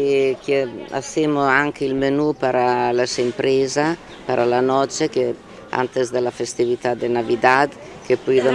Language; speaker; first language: Spanish; non-native, learner; Italian